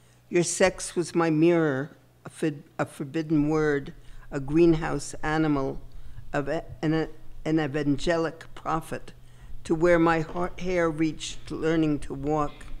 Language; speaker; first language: English; native; English